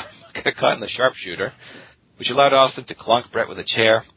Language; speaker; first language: English; native; English